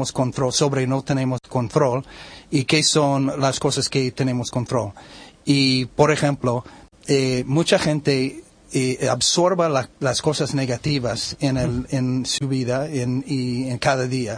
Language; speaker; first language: Spanish; non-native, learner; English